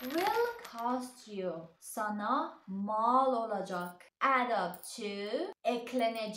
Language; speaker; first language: Turkish; non-native, learner; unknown